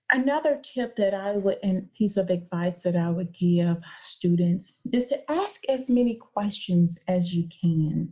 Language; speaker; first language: English; native; English